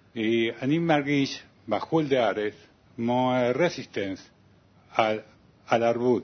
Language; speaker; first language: Hebrew; non-native, learner; Spanish